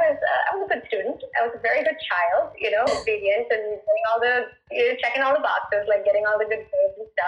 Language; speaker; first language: English; non-native, local second language; Punjabi